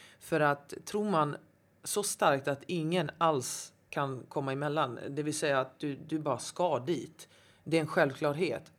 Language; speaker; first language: Swedish; native; Swedish